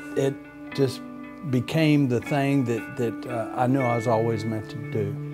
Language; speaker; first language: English; native; English